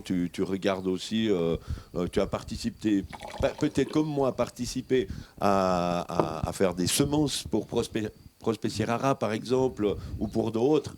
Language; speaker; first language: French; native; French